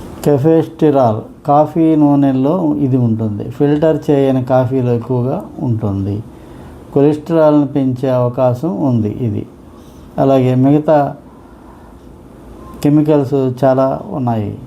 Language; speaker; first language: Telugu; native; Telugu